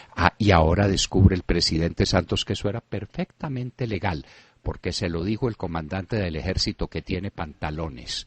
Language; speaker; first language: Spanish; native; Spanish